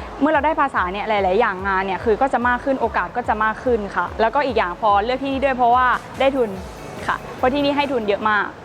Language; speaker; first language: Thai; native; Thai